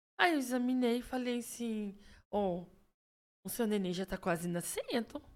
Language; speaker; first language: Portuguese; native; Portuguese